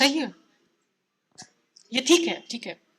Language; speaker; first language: Hindi; non-native, fluent; Russian